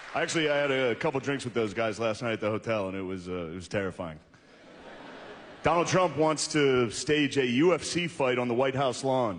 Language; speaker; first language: English; native; English